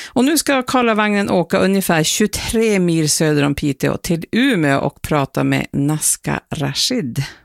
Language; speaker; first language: Swedish; native; Swedish